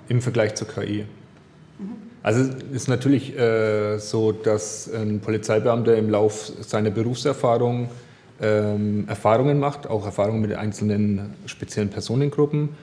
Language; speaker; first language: German; native; German